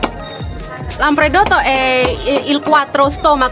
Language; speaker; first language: Italian; non-native, learner; Indonesian